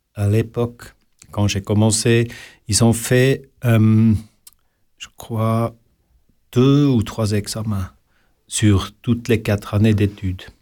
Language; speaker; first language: French; non-native, local second language; Swiss German